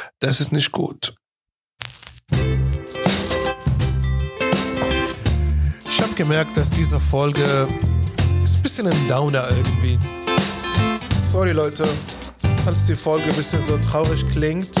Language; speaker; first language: German; non-native, fluent; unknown